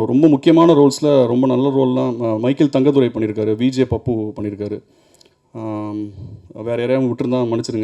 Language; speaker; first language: Tamil; native; Tamil